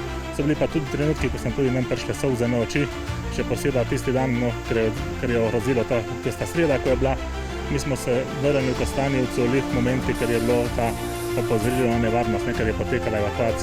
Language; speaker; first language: Slovenian; native; Slovenian